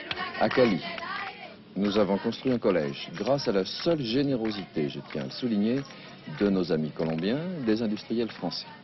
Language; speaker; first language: French; native; French